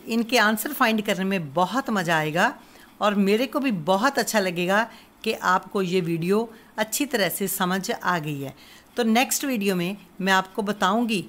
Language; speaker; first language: Hindi; non-native, local second language; Punjabi